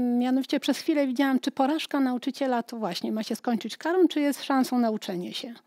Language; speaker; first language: Polish; native; Polish